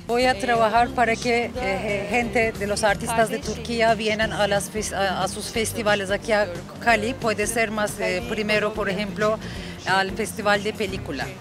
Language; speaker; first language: Spanish; non-native, learner; Turkish